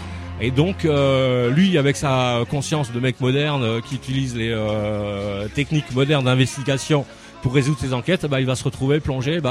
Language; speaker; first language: French; native; French